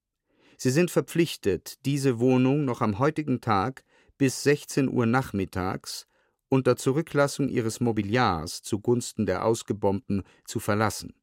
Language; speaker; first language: German; native; German